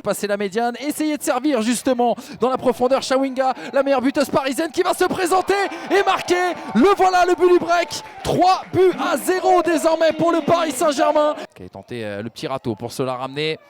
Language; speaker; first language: French; native; French